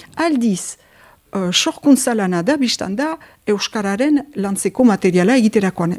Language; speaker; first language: Basque; native; Basque